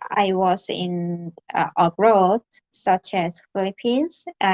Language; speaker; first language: English; non-native, learner; Korean